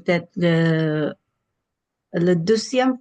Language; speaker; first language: French; non-native, learner; English